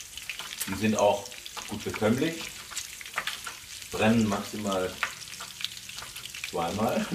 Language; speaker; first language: German; early bilingual, other home language; Italian